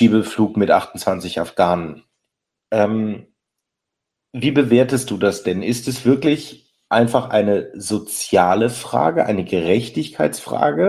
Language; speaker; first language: German; native; German